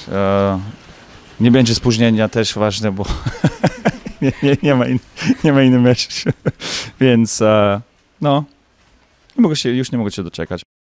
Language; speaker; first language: Polish; non-native, learner; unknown